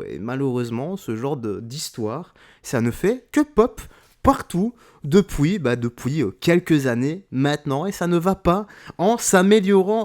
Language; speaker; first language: French; native; French